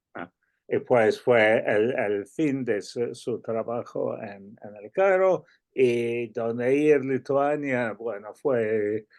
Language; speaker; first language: Spanish; non-native, fluent; English